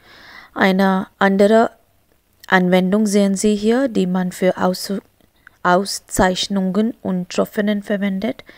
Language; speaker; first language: German; non-native, learner; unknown